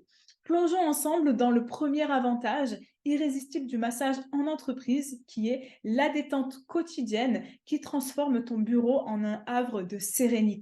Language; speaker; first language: French; native; French